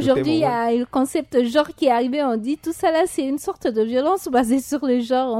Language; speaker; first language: French; non-native, local second language; Sango